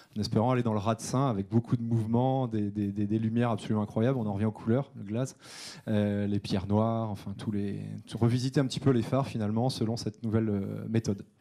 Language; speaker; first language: French; native; French